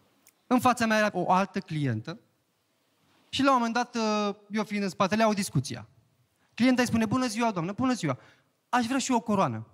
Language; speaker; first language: Romanian; native; Romanian